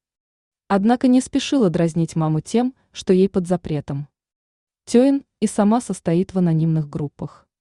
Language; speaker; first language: Russian; native; Russian